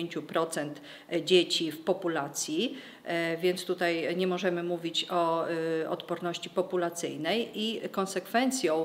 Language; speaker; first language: Polish; native; Polish